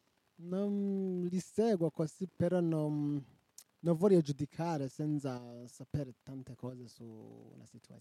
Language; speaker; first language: Italian; non-native, local second language; Rundi